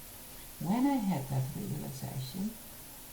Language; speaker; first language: English; non-native, fluent; Dutch